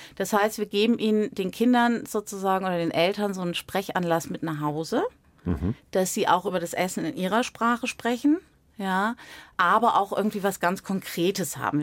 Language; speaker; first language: German; native; German